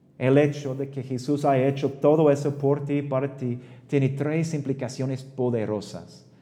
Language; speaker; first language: Spanish; non-native, fluent; English